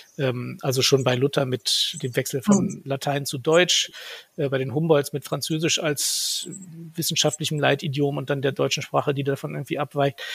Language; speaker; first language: German; native; German